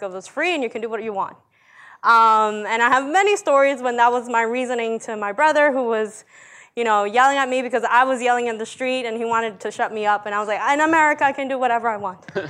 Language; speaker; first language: English; early bilingual, other home language; Spanish